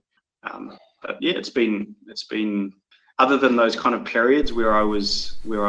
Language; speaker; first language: English; native; English